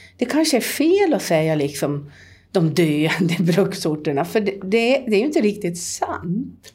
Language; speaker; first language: Swedish; native; Swedish